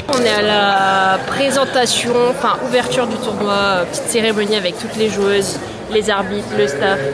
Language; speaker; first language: French; native; French